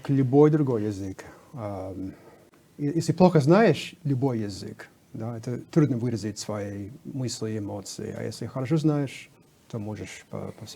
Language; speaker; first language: Russian; non-native, fluent; English